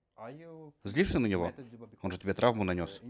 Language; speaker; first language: Russian; native; Russian